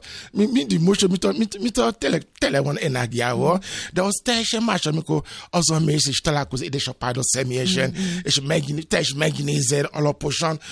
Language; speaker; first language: Hungarian; non-native, fluent; Yoruba